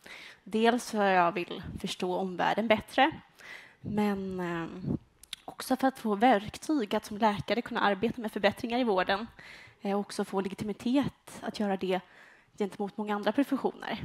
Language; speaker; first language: Swedish; native; Swedish